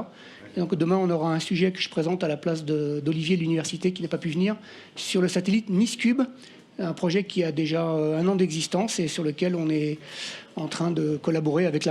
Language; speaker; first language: French; native; French